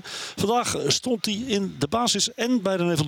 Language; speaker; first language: Dutch; native; Dutch